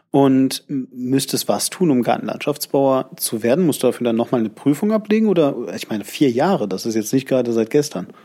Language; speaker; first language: German; native; German